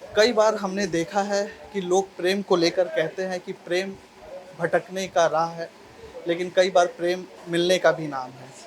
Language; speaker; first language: Hindi; native; Hindi